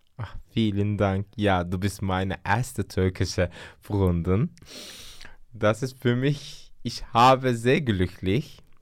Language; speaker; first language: German; non-native, learner; Turkish